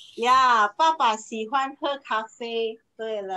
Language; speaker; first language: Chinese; non-native, fluent; Indonesian